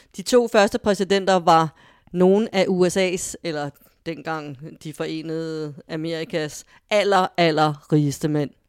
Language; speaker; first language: Danish; native; Danish